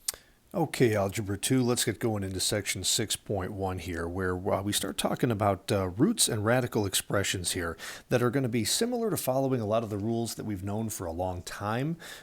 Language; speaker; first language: English; native; English